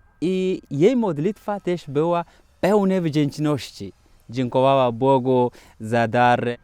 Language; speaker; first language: Polish; non-native, fluent; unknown